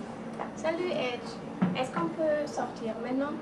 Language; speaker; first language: French; non-native, learner; English